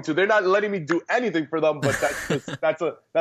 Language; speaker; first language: English; early bilingual, other home language; Spanish